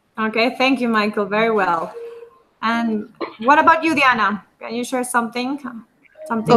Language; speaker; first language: English; non-native, fluent; Spanish